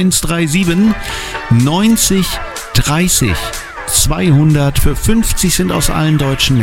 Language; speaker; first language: German; native; German